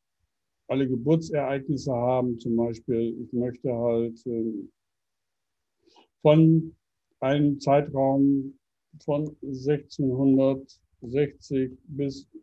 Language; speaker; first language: German; native; German